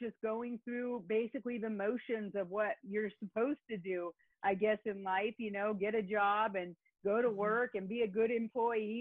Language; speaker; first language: English; native; English